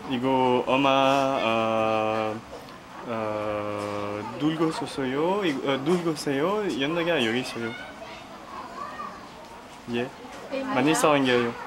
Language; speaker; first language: Korean; non-native, learner; French